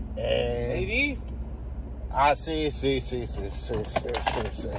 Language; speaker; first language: Spanish; non-native, learner; English